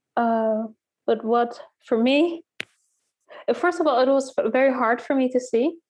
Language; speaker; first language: English; early bilingual, heritage; Dutch